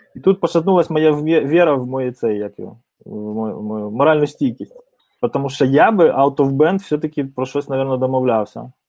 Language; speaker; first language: Ukrainian; native; Ukrainian